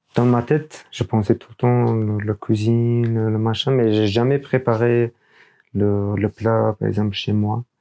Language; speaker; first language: French; non-native, learner; Urdu